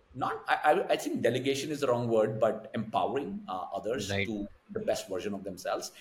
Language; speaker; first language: English; non-native, local second language; Hindi